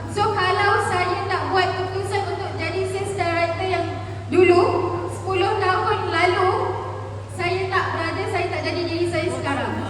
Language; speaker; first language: Malay; native; Malay